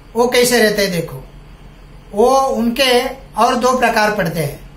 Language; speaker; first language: Hindi; non-native, local second language; Marathi